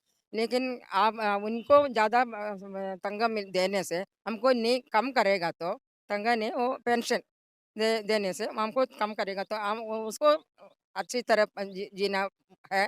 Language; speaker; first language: Hindi; non-native, local second language; Malayalam